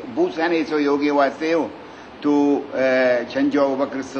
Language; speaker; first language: Korean; non-native, learner; Arabic